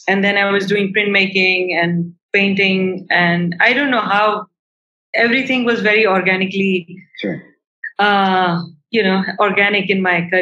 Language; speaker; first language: English; non-native, local second language; Hindi